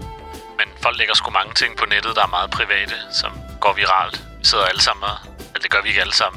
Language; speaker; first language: Danish; native; Danish